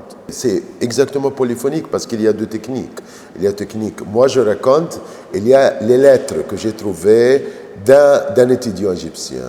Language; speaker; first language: French; non-native, fluent; Arabic